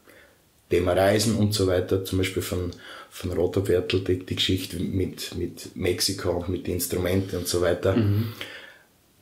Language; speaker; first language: German; native; German